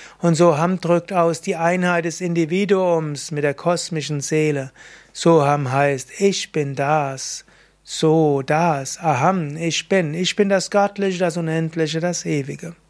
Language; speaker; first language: German; native; German